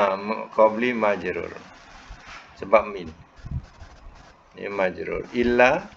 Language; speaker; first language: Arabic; non-native, fluent; Malay